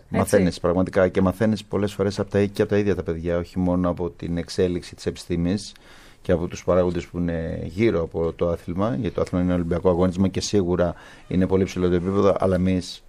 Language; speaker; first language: Greek; native; Greek